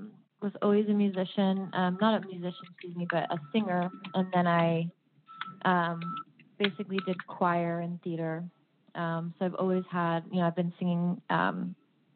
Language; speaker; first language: English; native; English